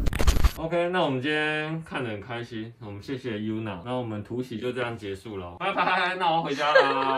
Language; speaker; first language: Chinese; native; Chinese